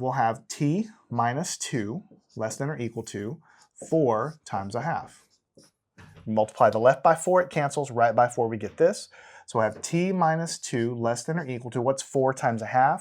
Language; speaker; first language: English; native; English